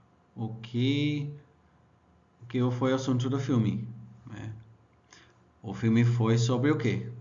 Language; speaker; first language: Portuguese; non-native, learner; English